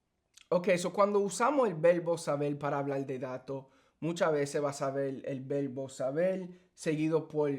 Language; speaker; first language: Spanish; early bilingual, heritage; English